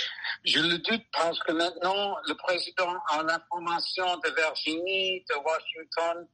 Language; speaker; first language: French; non-native, fluent; English